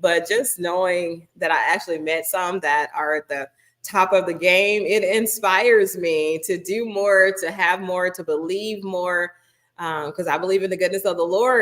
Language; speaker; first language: English; native; English